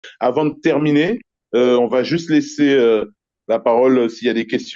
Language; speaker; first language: French; native; French